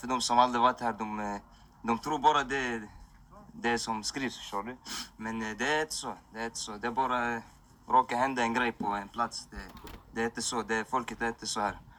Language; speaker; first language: Swedish; non-native, local second language; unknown